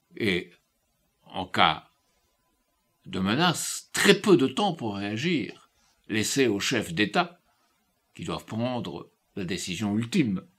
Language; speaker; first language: French; native; French